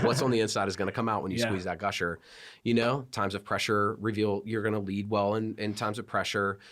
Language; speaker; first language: English; native; English